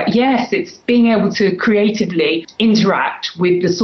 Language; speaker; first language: English; native; English